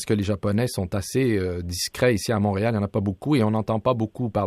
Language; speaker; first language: French; native; French